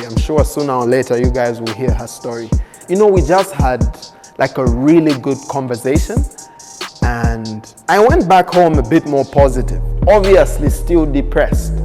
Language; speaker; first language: English; non-native, local second language; Bemba